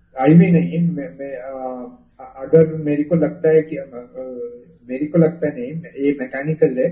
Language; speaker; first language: Hindi; non-native, local second language; Kannada